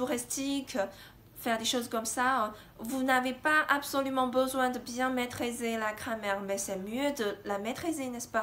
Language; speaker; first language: French; non-native, fluent; Chinese